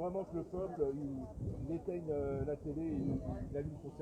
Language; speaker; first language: French; native; French